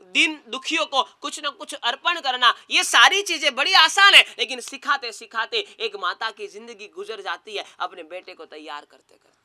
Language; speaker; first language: Hindi; non-native, local second language; Gujarati